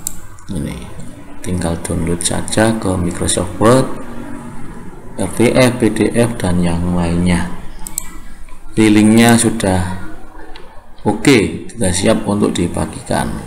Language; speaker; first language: Indonesian; native; Indonesian